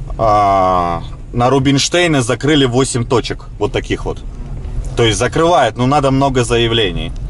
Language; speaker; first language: Russian; native; Russian